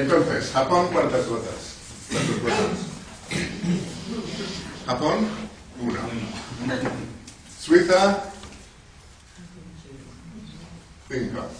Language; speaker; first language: Spanish; non-native, fluent; English